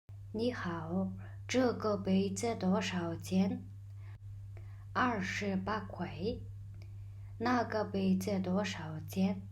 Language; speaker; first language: Chinese; non-native, fluent; Mongolian